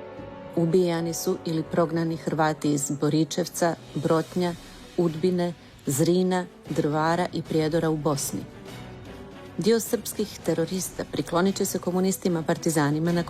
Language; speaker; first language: Croatian; native; Croatian